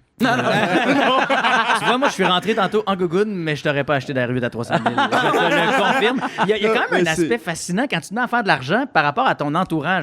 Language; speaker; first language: French; native; French